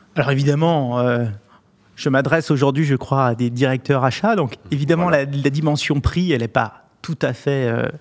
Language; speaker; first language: French; native; French